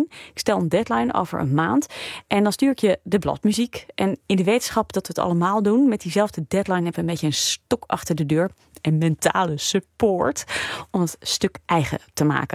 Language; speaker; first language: Dutch; native; Dutch